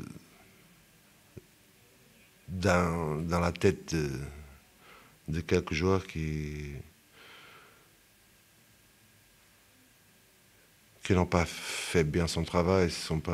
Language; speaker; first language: French; non-native, fluent; Portuguese